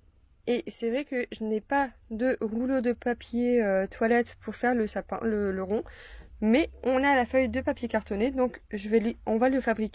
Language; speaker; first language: French; native; French